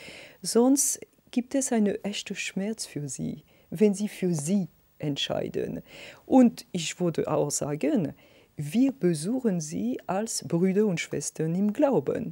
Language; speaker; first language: German; non-native, fluent; French